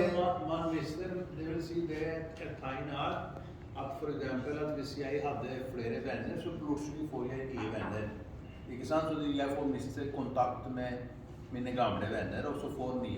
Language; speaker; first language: Norwegian; non-native, fluent; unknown